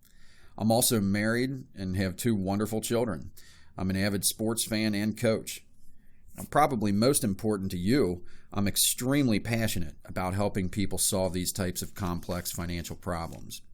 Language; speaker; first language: English; native; English